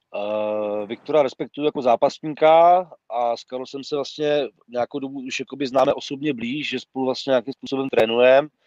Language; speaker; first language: Czech; native; Czech